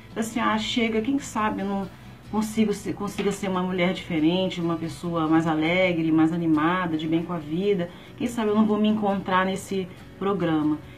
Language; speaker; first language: Portuguese; native; Portuguese